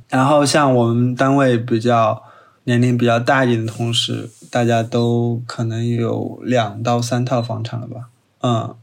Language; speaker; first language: Chinese; native; Chinese